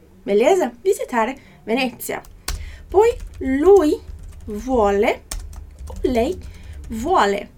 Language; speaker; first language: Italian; non-native, fluent; Portuguese